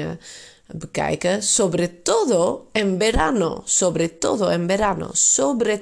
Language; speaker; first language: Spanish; non-native, fluent; Dutch